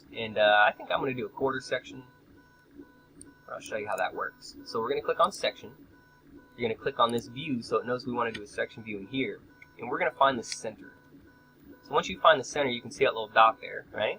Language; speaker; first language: English; native; English